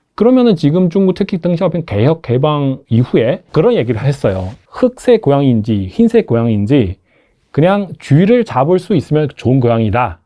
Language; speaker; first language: Korean; non-native, fluent; Chinese